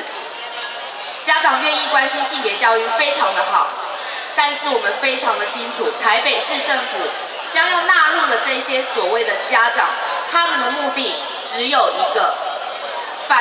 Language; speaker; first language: Chinese; native; Chinese